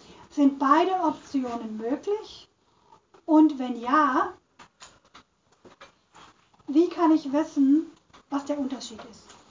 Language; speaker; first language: German; native; German